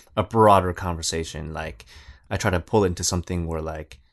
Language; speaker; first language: English; native; English